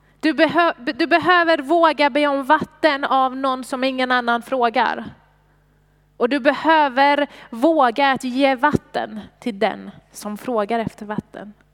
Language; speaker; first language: Swedish; non-native, fluent; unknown